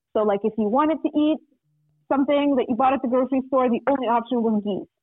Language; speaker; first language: English; non-native, fluent; Russian